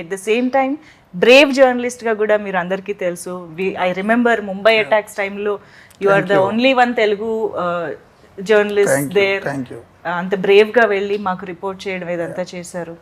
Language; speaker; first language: Telugu; native; Telugu